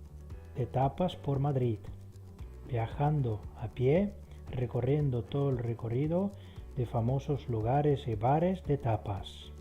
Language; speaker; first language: Spanish; non-native, fluent; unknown